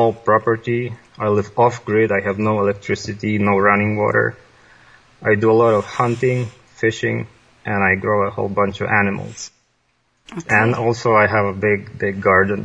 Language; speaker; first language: English; non-native, fluent; Polish